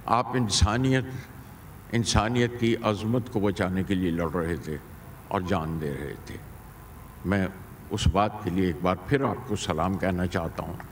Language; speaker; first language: Hindi; native; Hindi